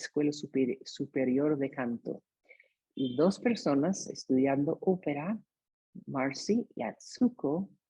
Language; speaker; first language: Spanish; non-native, fluent; English